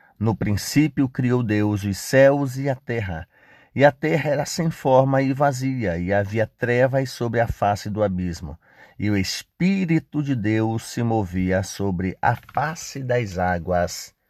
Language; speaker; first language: Portuguese; native; Portuguese